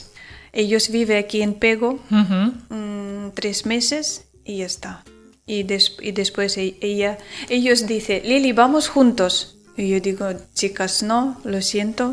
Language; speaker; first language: Spanish; non-native, learner; Ukrainian